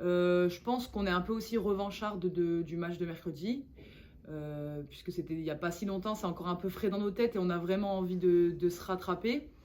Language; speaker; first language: French; native; French